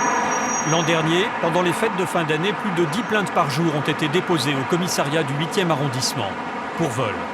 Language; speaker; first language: French; native; French